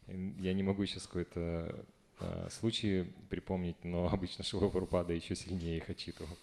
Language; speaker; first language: Russian; native; Russian